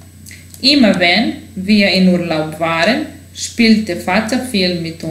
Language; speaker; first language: German; non-native, fluent; Serbian